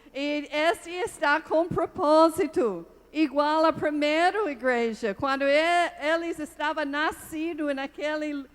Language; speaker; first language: Portuguese; non-native, learner; English